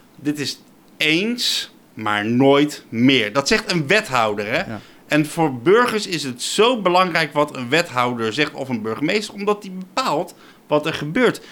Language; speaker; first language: Dutch; native; Dutch